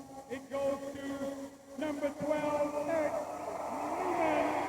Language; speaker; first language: English; native; English